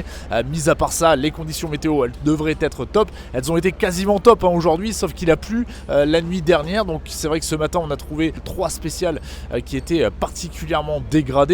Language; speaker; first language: French; native; French